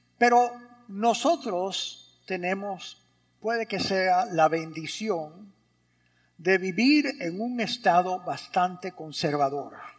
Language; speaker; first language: Spanish; early bilingual, heritage; Spanish